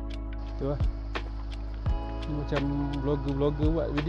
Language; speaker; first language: Malay; native; Malay